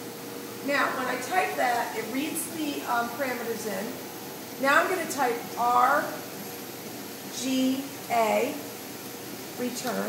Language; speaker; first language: English; native; English